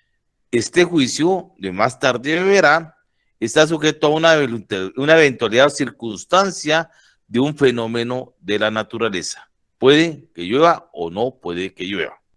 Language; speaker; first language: Spanish; native; Spanish